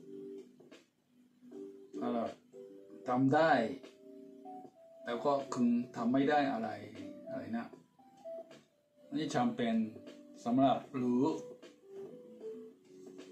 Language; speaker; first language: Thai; non-native, fluent; Japanese